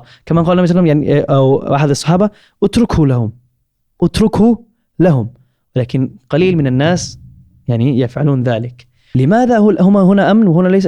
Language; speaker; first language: Arabic; non-native, fluent; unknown